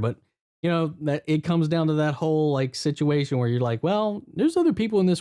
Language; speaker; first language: English; native; English